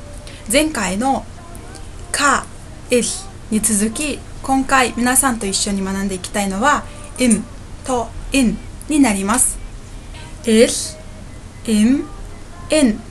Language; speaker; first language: Japanese; non-native, fluent; Mongolian